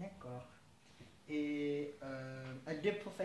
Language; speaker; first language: French; non-native, fluent; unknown